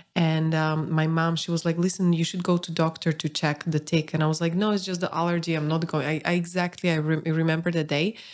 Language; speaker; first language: English; non-native, fluent; Slovak